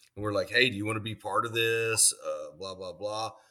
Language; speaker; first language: English; native; English